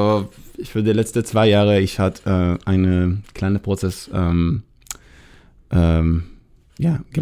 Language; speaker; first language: German; non-native, fluent; Hebrew